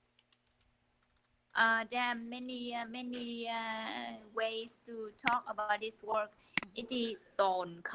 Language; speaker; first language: English; non-native, learner; Vietnamese